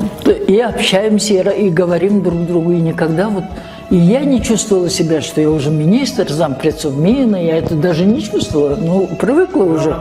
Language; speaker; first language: Russian; non-native, local second language; Kyrgyz